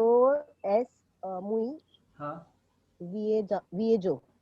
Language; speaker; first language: Spanish; non-native, learner; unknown